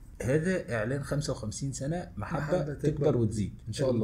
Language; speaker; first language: Arabic; native; Arabic